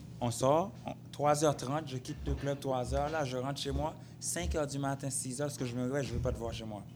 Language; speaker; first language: French; non-native, local second language; Haitian Creole